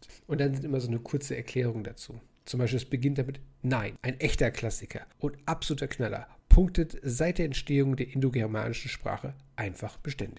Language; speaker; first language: German; native; German